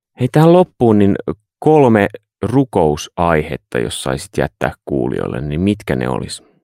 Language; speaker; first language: Finnish; native; Finnish